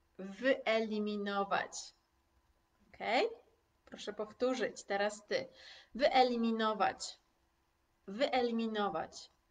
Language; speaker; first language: Polish; native; Polish